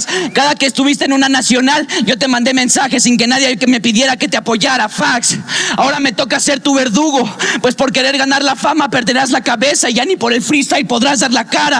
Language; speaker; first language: Spanish; native; Spanish